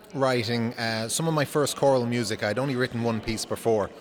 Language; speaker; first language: English; non-native, fluent; Dutch